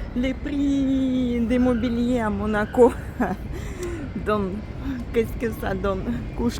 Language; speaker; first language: French; non-native, fluent; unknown